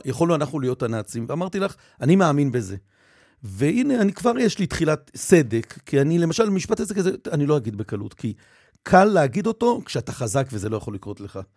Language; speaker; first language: Hebrew; native; Hebrew